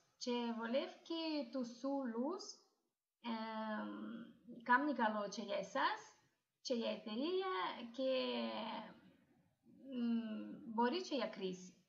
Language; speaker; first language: Greek; non-native, learner; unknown